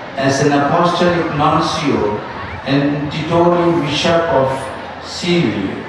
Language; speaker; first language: English; non-native, local second language; Tamil